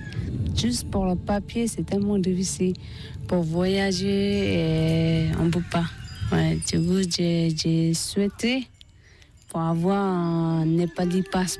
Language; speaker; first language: French; non-native, learner; Tibetan